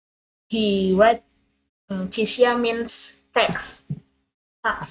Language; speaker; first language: English; non-native, learner; Indonesian